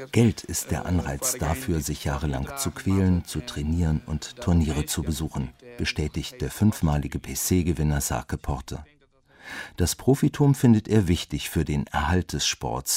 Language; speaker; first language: German; native; German